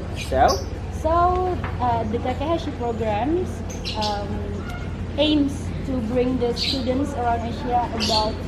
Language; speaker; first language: English; non-native, fluent; Indonesian